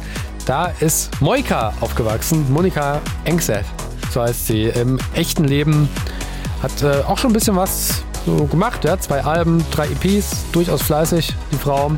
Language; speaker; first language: German; native; German